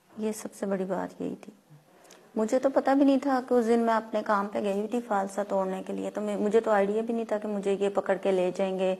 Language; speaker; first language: Urdu; non-native, local second language; Punjabi